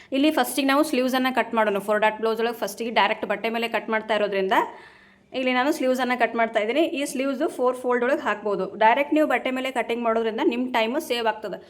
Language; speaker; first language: Kannada; native; Kannada